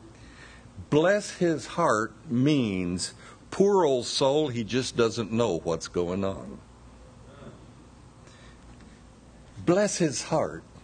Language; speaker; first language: English; native; English